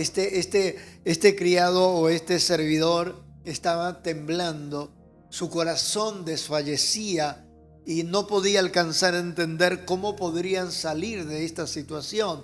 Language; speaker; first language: Spanish; native; Spanish